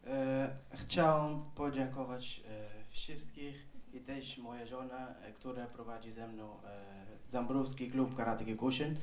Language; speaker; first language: Polish; non-native, learner; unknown